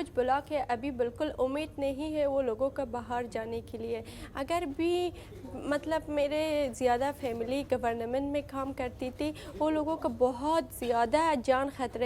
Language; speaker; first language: Hindi; non-native, learner; Persian